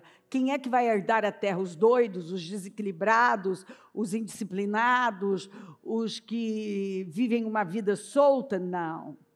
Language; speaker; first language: Portuguese; native; Portuguese